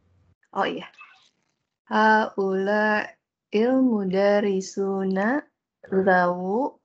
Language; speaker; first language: Arabic; non-native, learner; Indonesian